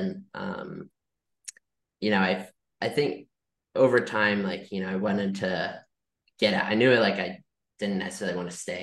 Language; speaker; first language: English; native; English